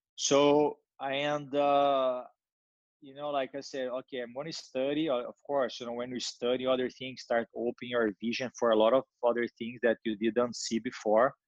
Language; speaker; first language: English; non-native, learner; Portuguese